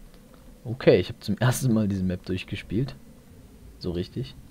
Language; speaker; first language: German; native; German